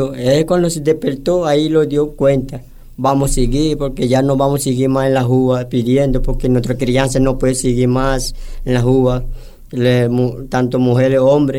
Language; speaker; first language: Spanish; non-native, local second language; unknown